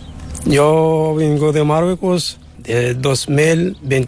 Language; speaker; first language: Spanish; non-native, learner; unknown